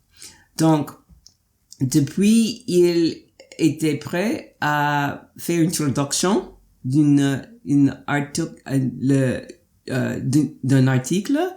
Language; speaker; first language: French; non-native, fluent; English